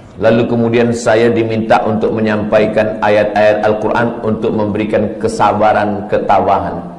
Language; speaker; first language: Malay; native; Malay